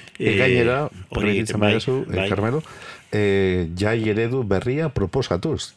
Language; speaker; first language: Basque; native; Basque